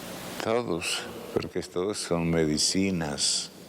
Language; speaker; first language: Spanish; non-native, fluent; Italian